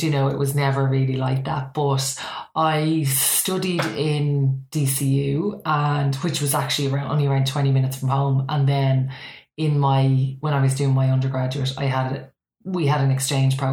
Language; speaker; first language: English; native; English